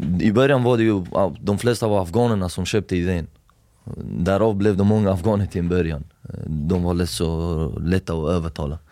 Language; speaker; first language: Swedish; non-native, fluent; Persian